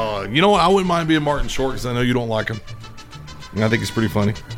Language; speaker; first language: English; native; English